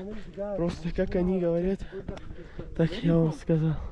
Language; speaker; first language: Russian; non-native, learner; Persian